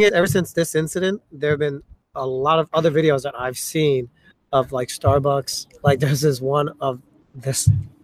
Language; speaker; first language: English; early bilingual, other home language; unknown